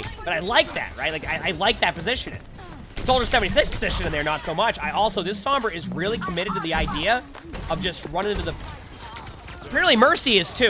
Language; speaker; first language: English; native; English